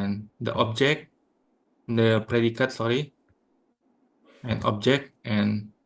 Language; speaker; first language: English; non-native, fluent; Indonesian